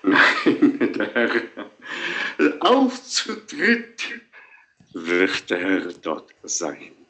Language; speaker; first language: German; non-native, fluent; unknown